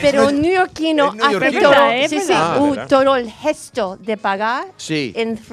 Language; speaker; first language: Spanish; non-native, fluent; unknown